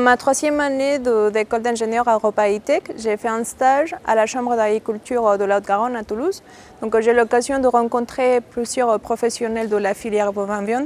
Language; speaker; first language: French; non-native, fluent; Spanish